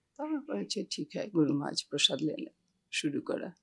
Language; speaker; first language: Hindi; non-native, local second language; Bangla